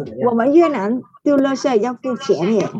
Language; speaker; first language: Chinese; non-native, fluent; Vietnamese